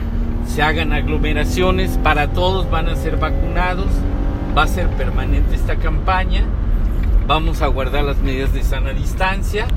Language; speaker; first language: Spanish; native; Spanish